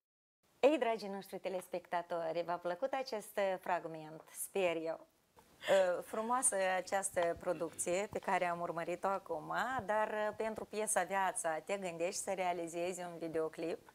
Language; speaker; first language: Romanian; native; Romanian